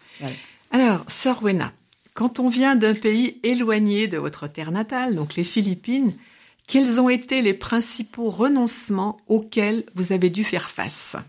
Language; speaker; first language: French; native; French